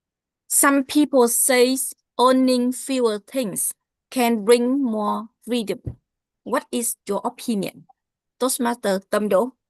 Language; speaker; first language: English; non-native, learner; Vietnamese